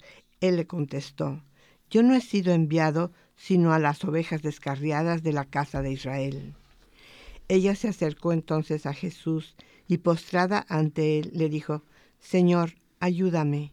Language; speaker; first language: Spanish; native; Spanish